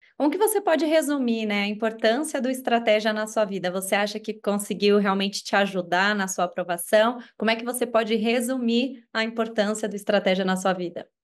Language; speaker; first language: Portuguese; native; Portuguese